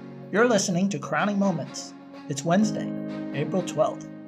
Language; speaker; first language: English; native; English